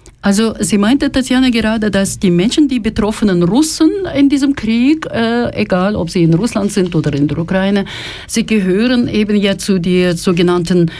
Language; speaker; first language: German; non-native, fluent; Russian